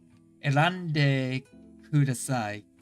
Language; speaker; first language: Japanese; non-native, learner; English